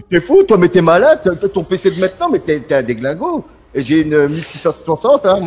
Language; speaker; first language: French; native; French